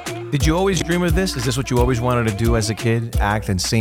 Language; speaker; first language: English; early bilingual, other home language; Spanish